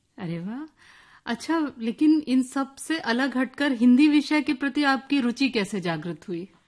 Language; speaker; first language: Hindi; native; Hindi